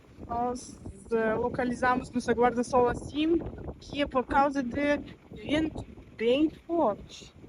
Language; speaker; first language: Portuguese; non-native, learner; Russian